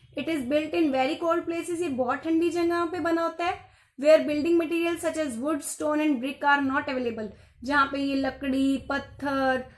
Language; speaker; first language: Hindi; non-native, local second language; Gujarati